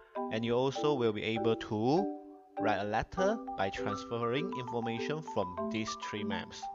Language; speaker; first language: English; non-native, local second language; Chinese